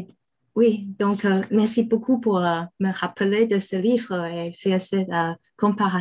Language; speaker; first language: French; non-native, fluent; Chinese